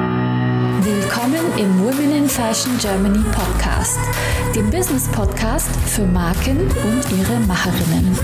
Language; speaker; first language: German; native; German